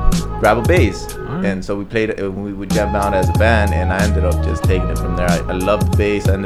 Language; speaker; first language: English; native; English